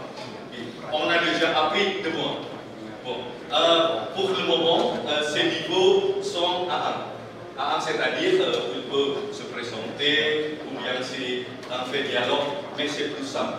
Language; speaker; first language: French; non-native, learner; Indonesian